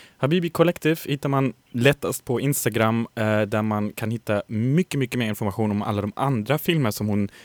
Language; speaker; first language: Swedish; native; Swedish